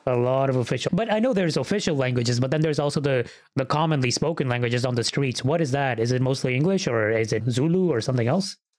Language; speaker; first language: English; early bilingual, other home language; Urdu